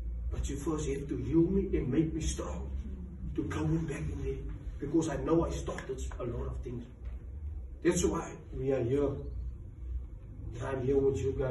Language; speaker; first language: English; non-native, local second language; Afrikaans